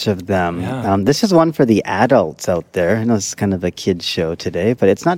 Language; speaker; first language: English; native; English